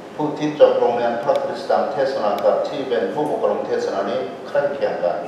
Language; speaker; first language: Thai; non-native, fluent; Korean